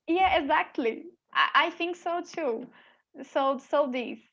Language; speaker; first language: English; non-native, learner; Portuguese